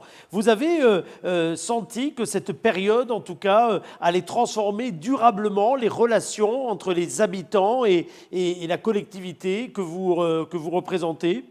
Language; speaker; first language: French; native; French